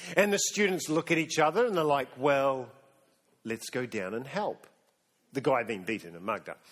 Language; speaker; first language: English; native; English